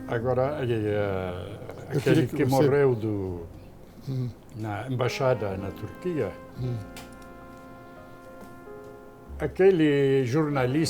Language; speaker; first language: Portuguese; non-native, fluent; Arabic